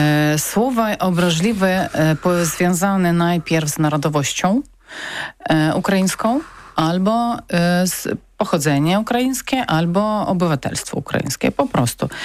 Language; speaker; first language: Polish; non-native, learner; Ukrainian